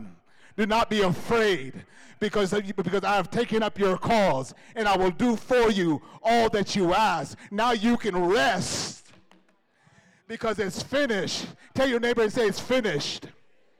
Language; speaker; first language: English; native; English